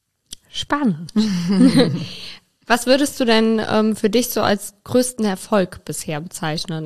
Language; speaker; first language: German; native; German